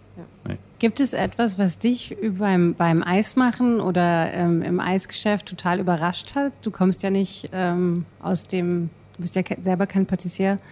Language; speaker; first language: German; native; German